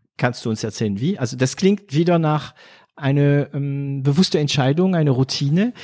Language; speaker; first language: German; non-native, fluent; French